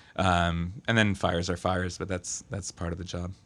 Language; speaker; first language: English; native; English